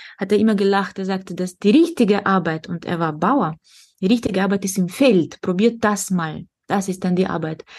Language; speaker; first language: German; non-native, fluent; Russian